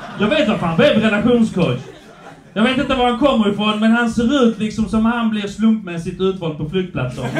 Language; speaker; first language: Swedish; early bilingual, other home language; Polish